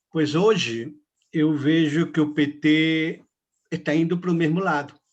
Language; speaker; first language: Portuguese; non-native, fluent; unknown